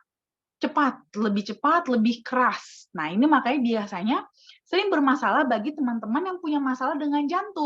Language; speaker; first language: Indonesian; native; Indonesian